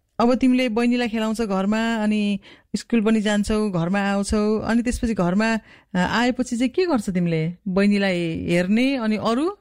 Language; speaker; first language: Nepali; native; Nepali